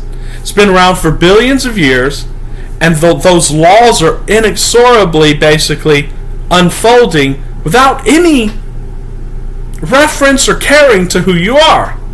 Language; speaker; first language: English; native; English